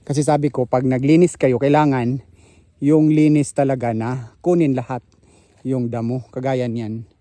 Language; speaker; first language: Filipino; native; Filipino